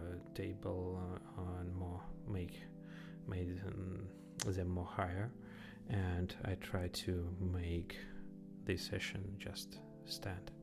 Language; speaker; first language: English; non-native, learner; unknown